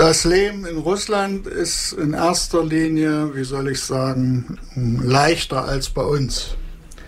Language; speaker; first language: German; native; German